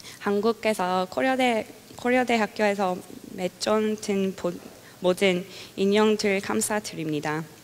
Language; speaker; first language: Korean; non-native, fluent; English